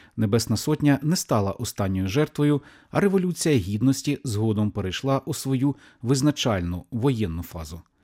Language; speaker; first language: Ukrainian; native; Ukrainian